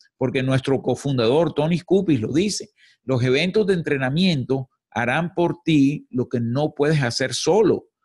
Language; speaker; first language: Spanish; native; Spanish